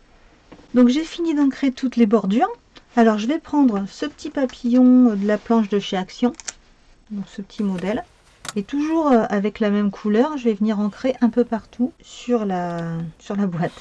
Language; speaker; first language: French; native; French